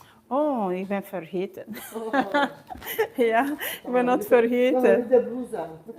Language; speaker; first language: Dutch; non-native, learner; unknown